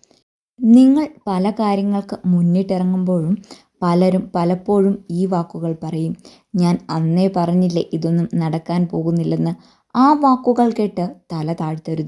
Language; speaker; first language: Malayalam; native; Malayalam